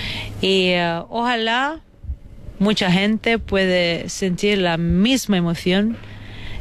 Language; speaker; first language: Spanish; non-native, fluent; Italian